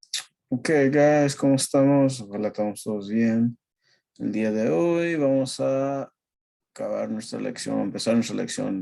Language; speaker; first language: Spanish; early bilingual, heritage; Spanish